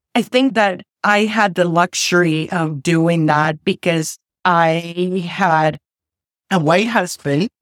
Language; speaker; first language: English; non-native, fluent; Spanish